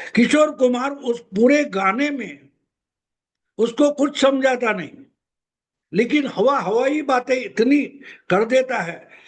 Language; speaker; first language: Hindi; non-native, local second language; Marathi